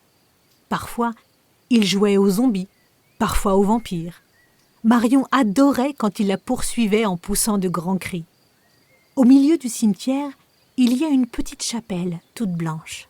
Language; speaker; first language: French; native; French